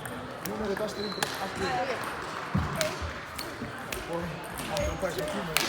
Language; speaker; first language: Icelandic; non-native, learner; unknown